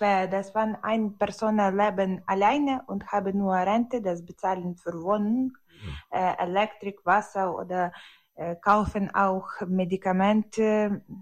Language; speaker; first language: German; non-native, learner; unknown